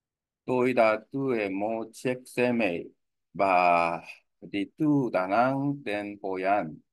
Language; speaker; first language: Vietnamese; non-native, learner; Korean